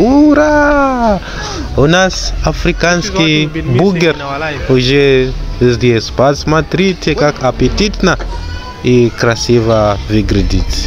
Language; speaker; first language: Russian; non-native, learner; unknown